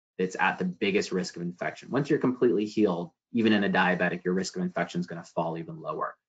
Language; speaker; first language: English; native; English